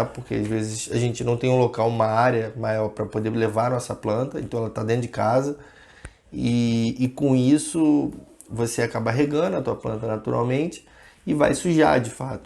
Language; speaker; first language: Portuguese; native; Portuguese